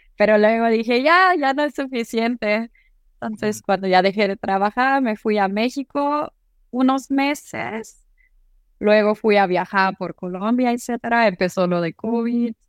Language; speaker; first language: Spanish; non-native, fluent; German